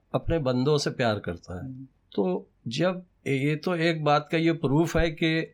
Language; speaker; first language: Hindi; native; Hindi